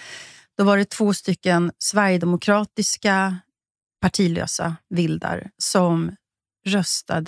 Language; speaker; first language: Swedish; native; Swedish